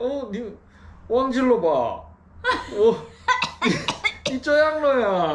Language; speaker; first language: Chinese; non-native, learner; Korean